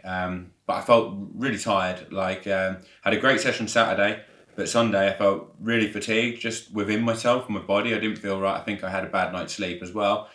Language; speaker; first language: English; native; English